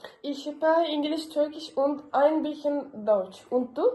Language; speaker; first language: German; non-native, learner; Turkish